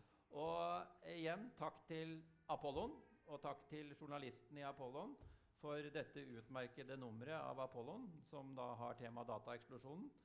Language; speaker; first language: Norwegian; native; Norwegian